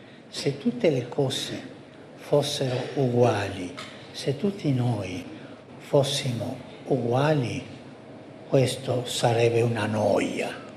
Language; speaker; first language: Italian; non-native, fluent; Spanish